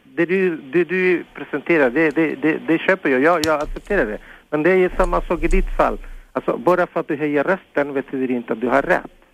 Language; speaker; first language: Swedish; non-native, fluent; Spanish